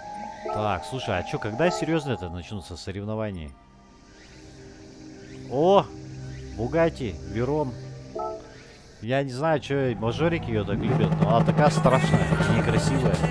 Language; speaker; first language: Russian; native; Russian